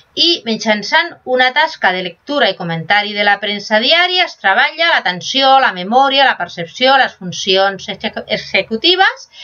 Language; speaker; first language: Catalan; non-native, local second language; Spanish